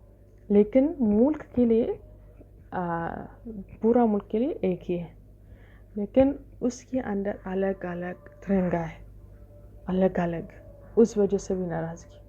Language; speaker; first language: Hindi; non-native, fluent; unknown